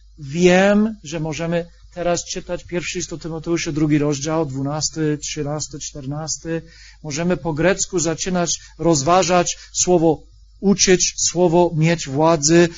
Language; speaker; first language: Polish; non-native, fluent; English